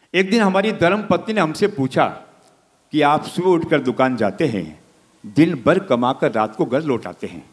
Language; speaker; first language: Hindi; native; Hindi